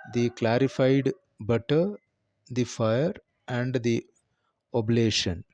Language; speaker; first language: English; non-native, local second language; Telugu